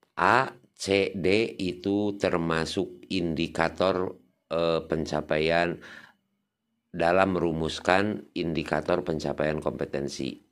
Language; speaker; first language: Indonesian; non-native, local second language; Sundanese